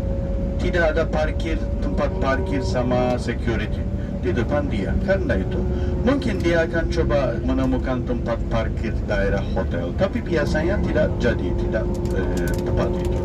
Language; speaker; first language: Indonesian; non-native, fluent; Turkish